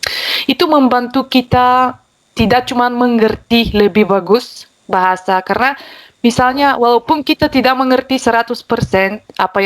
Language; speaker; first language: Indonesian; non-native, fluent; Bulgarian